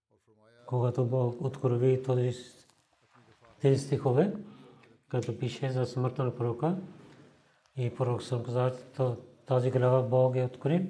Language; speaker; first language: Bulgarian; non-native, learner; Urdu